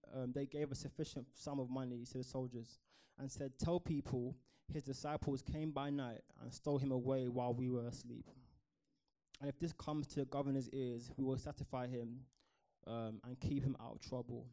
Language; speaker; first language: English; native; English